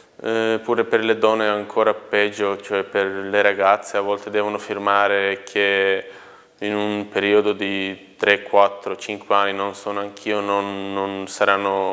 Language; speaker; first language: Italian; non-native, fluent; Serbian